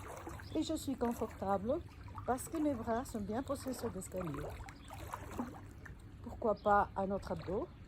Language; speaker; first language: French; non-native, fluent; Spanish